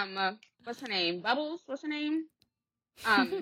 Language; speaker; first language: English; native; English